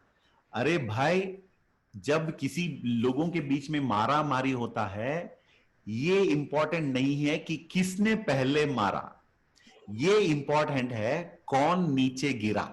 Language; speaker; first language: Hindi; native; Hindi